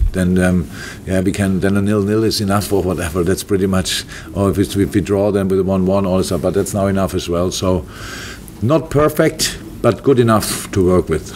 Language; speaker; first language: English; non-native, fluent; German